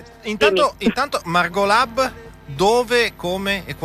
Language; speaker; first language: Italian; native; Italian